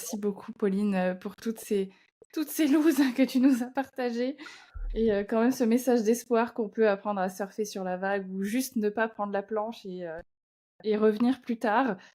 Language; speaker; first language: French; native; French